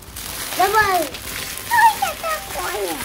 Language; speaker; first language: Russian; early bilingual, heritage; Russian